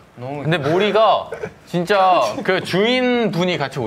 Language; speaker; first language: Korean; native; Korean